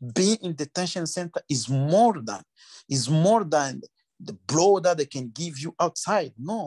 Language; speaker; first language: English; non-native, learner; French